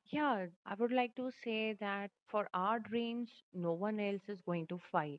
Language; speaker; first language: English; non-native, local second language; Hindi